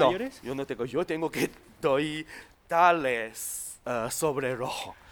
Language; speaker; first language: Spanish; non-native, learner; Chinese